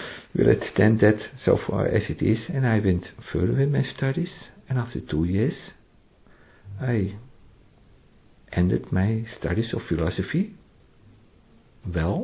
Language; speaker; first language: English; non-native, learner; Dutch